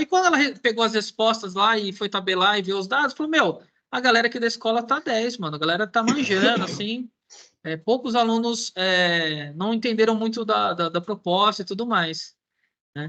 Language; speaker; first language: Portuguese; native; Portuguese